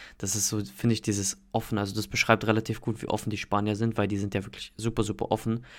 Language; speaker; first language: German; native; German